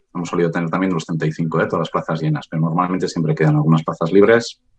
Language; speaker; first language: Spanish; non-native, local second language; Basque